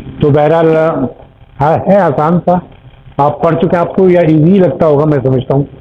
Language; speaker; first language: Urdu; native; Urdu